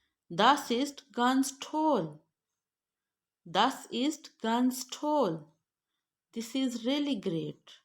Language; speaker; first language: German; non-native, fluent; Urdu